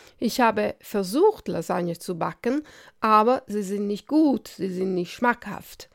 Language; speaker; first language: German; non-native, fluent; Italian